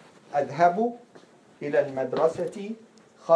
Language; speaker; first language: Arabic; non-native, fluent; English